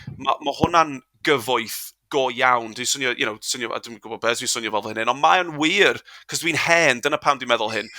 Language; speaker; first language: Welsh; non-native, local second language; English